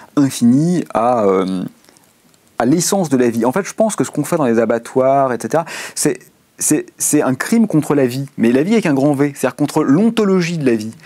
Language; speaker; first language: French; native; French